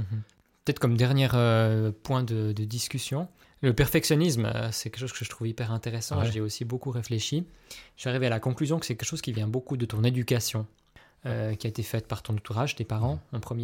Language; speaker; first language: French; native; French